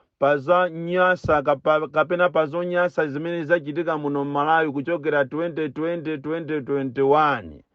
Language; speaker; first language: Nyanja; native; Nyanja